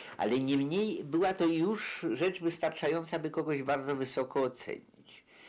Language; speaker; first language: Polish; native; Polish